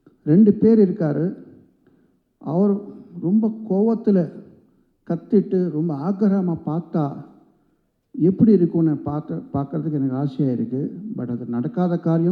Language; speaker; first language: Tamil; non-native, local second language; Telugu